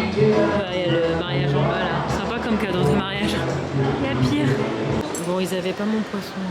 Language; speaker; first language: French; native; French